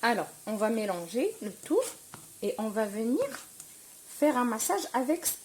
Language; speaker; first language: French; non-native, local second language; Arabic